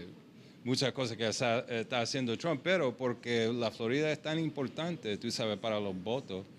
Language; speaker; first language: Spanish; early bilingual, heritage; English